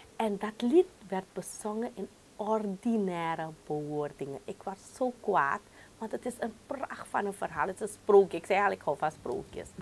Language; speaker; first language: Dutch; non-native, local second language; Caribbean Hindustani